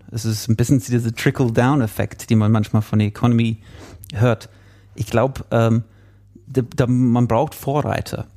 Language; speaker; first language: German; non-native, fluent; English